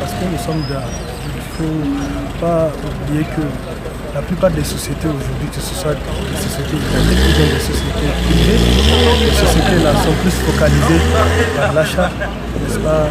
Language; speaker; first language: French; non-native, local second language; Hausa